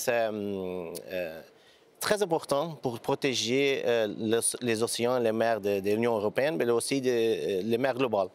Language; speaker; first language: French; non-native, fluent; Portuguese